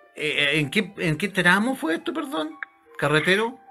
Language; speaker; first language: Spanish; native; Spanish